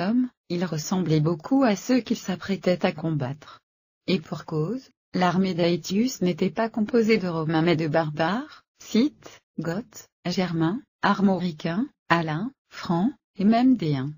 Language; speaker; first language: French; native; French